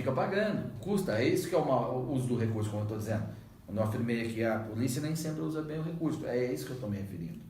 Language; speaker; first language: Portuguese; native; Portuguese